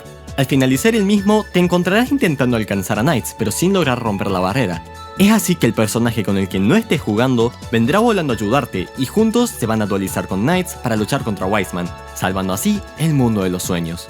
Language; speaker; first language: Spanish; native; Spanish